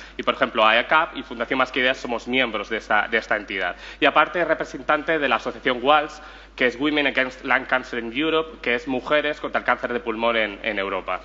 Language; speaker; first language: Spanish; native; Spanish